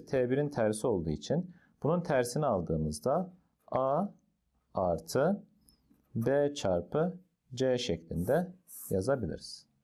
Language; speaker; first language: Turkish; native; Turkish